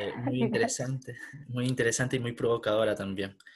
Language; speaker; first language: Spanish; native; Spanish